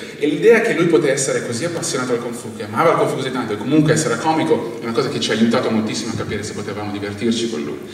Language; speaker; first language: Italian; native; Italian